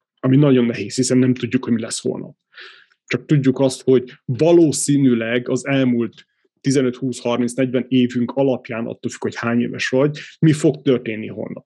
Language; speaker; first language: Hungarian; native; Hungarian